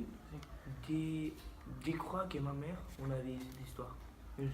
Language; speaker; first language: French; non-native, learner; Spanish